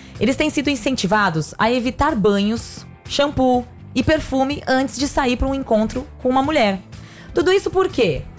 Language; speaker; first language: Portuguese; native; Portuguese